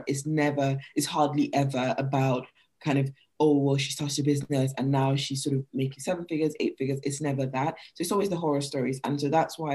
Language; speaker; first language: English; non-native, local second language; Yoruba